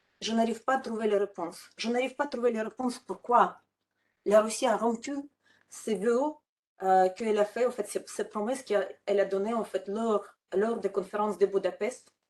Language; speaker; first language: French; non-native, fluent; Ukrainian